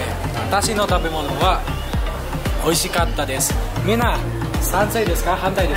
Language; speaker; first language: Japanese; non-native, learner; Indonesian